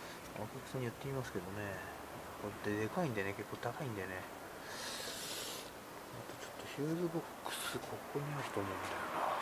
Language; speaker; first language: Japanese; native; Japanese